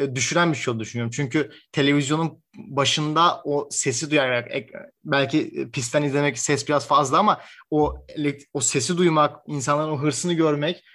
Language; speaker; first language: Turkish; native; Turkish